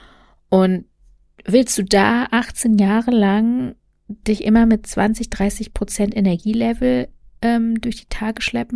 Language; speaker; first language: German; native; German